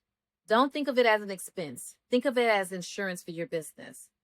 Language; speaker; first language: English; native; English